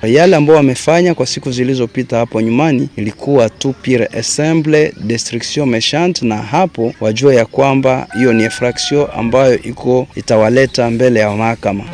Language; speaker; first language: Swahili; non-native, local second language; Nande